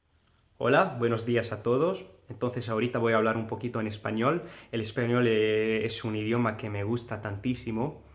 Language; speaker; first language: Spanish; early bilingual, heritage; Spanish